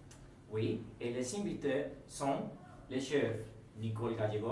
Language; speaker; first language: French; non-native, learner; Spanish